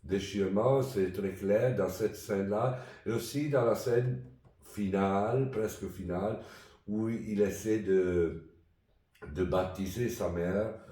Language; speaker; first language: French; non-native, fluent; Italian